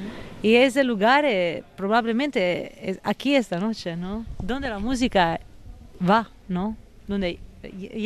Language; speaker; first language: Spanish; non-native, fluent; Italian